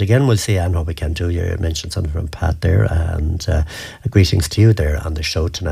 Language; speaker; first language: English; native; English